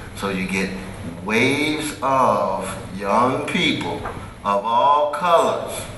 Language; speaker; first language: English; native; English